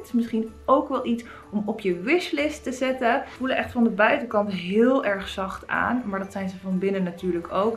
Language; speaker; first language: Dutch; native; Dutch